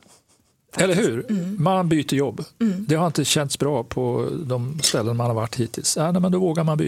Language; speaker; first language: Swedish; native; Swedish